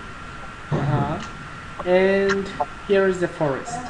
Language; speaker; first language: English; non-native, fluent; Spanish